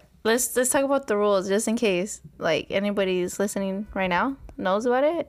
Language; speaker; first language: English; native; English